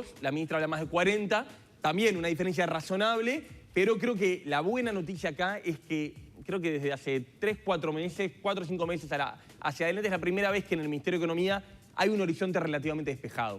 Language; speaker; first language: Spanish; native; Spanish